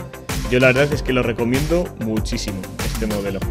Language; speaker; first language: Spanish; native; Spanish